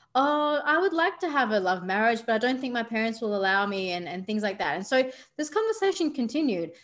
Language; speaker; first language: English; native; English